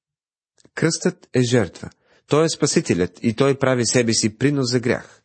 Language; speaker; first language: Bulgarian; native; Bulgarian